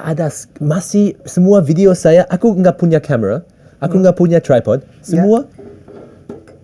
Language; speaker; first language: Indonesian; early bilingual, heritage; English